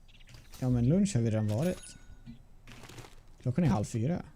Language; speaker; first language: Swedish; non-native, learner; English